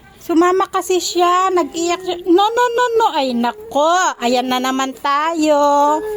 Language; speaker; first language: Filipino; native; Filipino